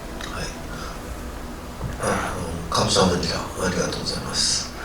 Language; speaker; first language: Japanese; native; Japanese